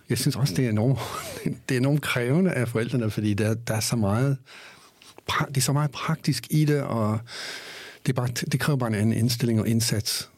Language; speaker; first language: Danish; non-native, fluent; English